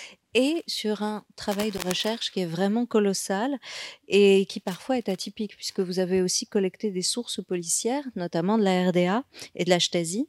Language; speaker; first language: French; native; French